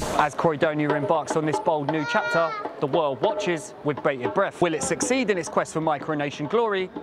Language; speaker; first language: English; native; English